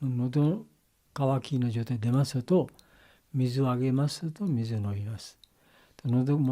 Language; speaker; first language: Japanese; non-native, learner; Bangla